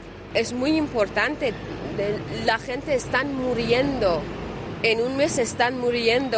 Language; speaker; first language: Spanish; non-native, learner; Persian